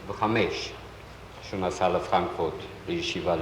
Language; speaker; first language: Hebrew; non-native, learner; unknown